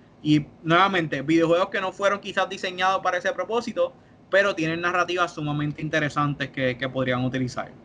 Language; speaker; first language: Spanish; native; Spanish